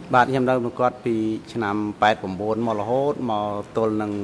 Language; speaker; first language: Khmer; non-native, local second language; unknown